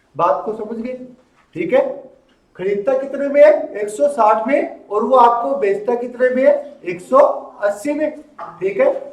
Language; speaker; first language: Hindi; native; Hindi